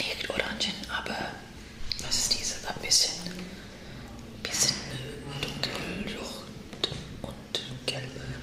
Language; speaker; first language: German; non-native, learner; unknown